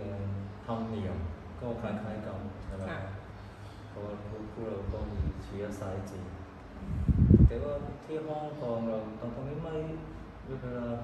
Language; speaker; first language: Thai; non-native, learner; Cantonese